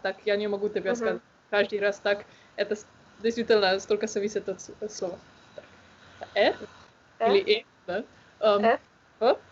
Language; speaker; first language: Russian; non-native, learner; Slovenian